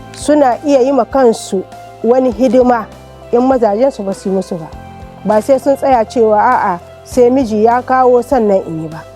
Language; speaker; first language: Hausa; native; Hausa